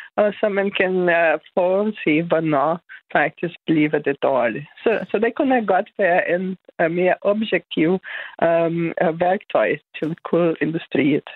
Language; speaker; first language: Danish; non-native, fluent; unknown